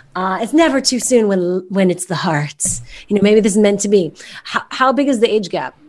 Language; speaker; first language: English; native; English